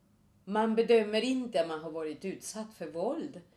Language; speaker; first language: Swedish; non-native, fluent; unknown